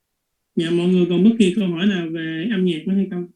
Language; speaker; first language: Vietnamese; native; Vietnamese